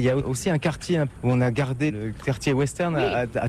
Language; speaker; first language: French; native; French